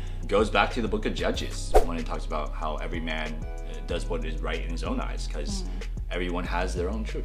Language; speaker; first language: English; native; English